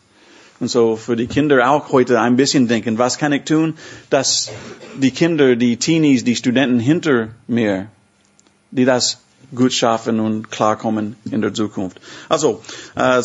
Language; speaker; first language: German; non-native, fluent; English